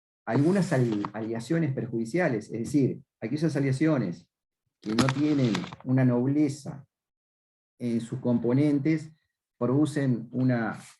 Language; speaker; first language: Spanish; native; Spanish